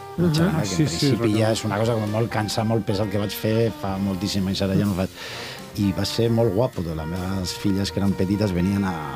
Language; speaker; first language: Catalan; non-native, local second language; Spanish